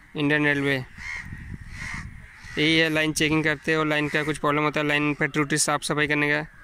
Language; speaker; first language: Hindi; non-native, local second language; Bangla